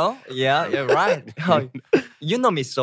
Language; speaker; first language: English; non-native, learner; Korean